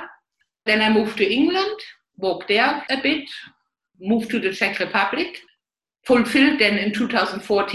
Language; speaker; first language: English; non-native, fluent; German